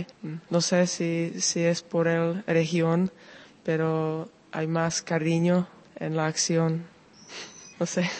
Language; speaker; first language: Spanish; non-native, fluent; Czech